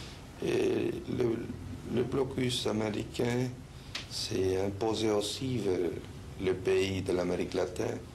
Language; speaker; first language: French; non-native, learner; Spanish